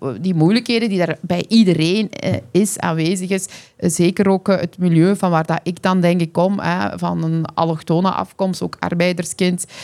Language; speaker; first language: Dutch; early bilingual, other home language; Kurdish